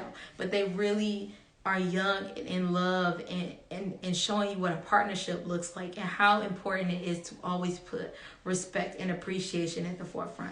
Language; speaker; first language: English; native; English